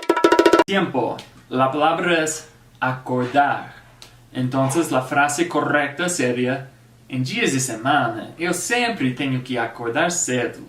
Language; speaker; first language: Spanish; non-native, fluent; English